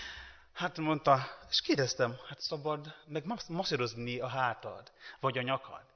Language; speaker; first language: Hungarian; non-native, learner; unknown